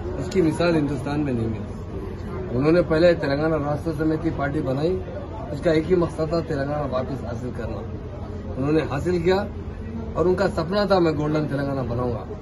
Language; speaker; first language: Hindi; non-native, local second language; Urdu